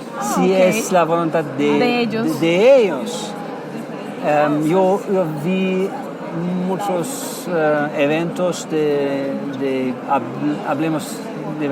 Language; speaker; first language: Spanish; non-native, fluent; German